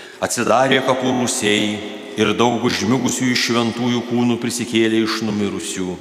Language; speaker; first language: Lithuanian; native; Lithuanian